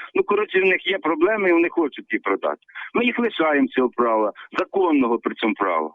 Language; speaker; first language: Ukrainian; native; Ukrainian